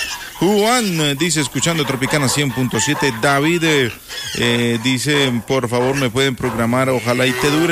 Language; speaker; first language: Spanish; native; Spanish